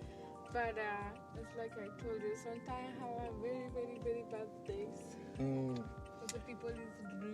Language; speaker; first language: English; non-native, learner; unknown